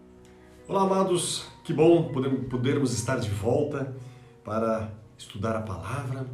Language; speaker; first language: Portuguese; native; Portuguese